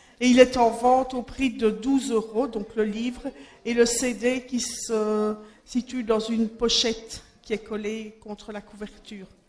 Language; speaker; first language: French; native; French